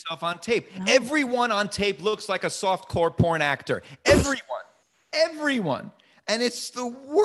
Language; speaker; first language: English; native; English